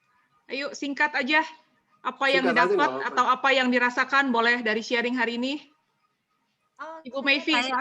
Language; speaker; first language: Indonesian; native; Indonesian